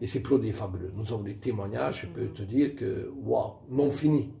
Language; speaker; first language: French; non-native, fluent; Hungarian